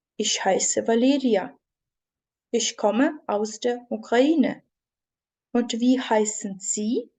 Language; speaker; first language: German; non-native, fluent; Ukrainian